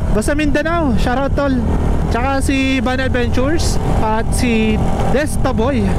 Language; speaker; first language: Filipino; non-native, local second language; Bikol